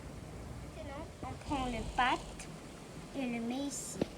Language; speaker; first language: French; non-native, learner; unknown